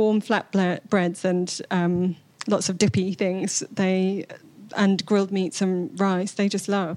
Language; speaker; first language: English; native; English